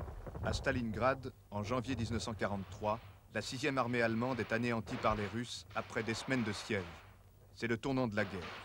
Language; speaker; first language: French; native; French